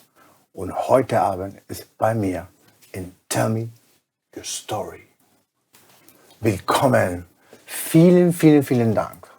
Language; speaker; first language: German; non-native, fluent; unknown